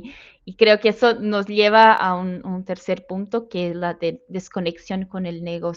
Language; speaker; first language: Spanish; non-native, fluent; Portuguese